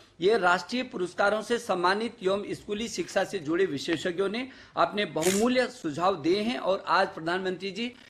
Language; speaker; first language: Hindi; native; Hindi